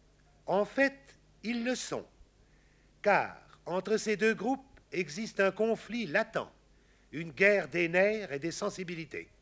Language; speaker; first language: French; native; French